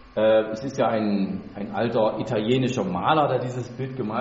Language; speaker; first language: German; native; German